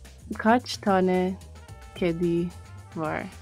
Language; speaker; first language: Turkish; non-native, learner; English